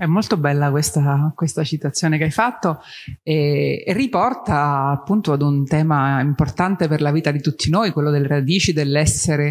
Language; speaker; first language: Italian; native; Italian